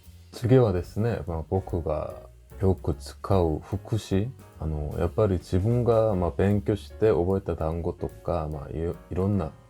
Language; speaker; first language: Japanese; non-native, fluent; Korean